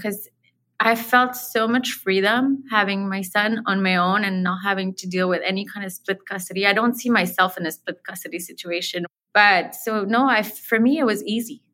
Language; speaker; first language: English; non-native, fluent; French